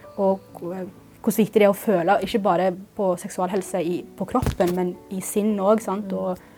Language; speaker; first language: Norwegian; early bilingual, other home language; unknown